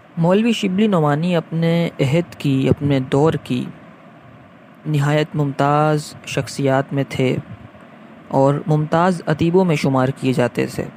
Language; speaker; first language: Urdu; native; Urdu